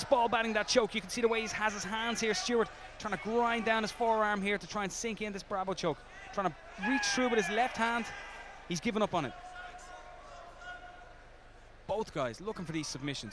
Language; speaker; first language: English; native; English